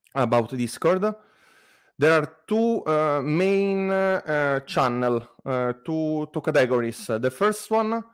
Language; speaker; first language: English; non-native, learner; Italian